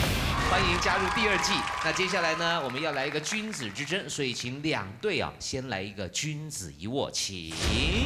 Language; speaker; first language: Chinese; native; Chinese